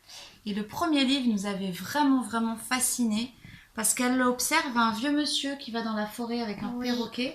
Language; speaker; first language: French; native; French